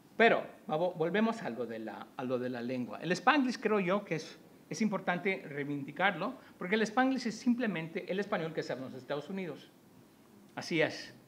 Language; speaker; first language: Spanish; early bilingual, heritage; Spanish